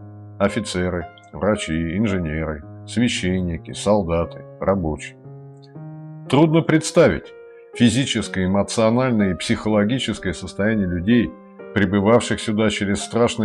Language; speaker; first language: Russian; native; Russian